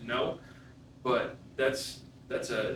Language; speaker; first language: English; native; English